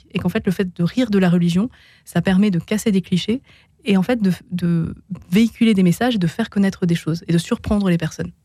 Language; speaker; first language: French; native; French